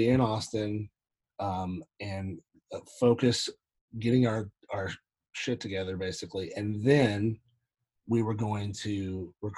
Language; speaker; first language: English; native; English